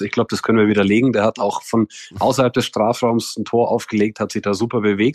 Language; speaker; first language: German; native; German